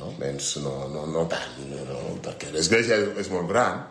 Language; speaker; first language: Catalan; non-native, learner; French